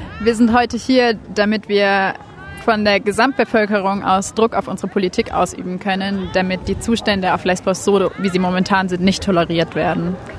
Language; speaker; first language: German; native; German